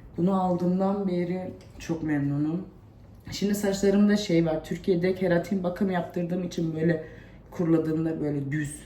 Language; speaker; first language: Turkish; early bilingual, heritage; Turkish